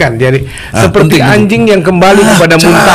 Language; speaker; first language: Indonesian; native; Indonesian